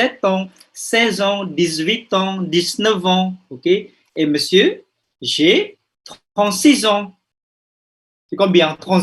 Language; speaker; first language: French; non-native, fluent; Indonesian